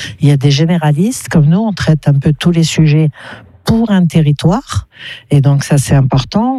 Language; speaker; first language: French; native; French